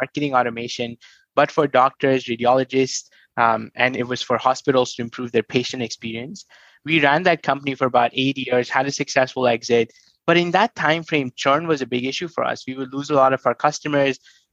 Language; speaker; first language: English; non-native, local second language; Hindi